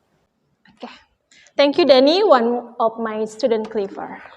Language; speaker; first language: English; non-native, learner; Indonesian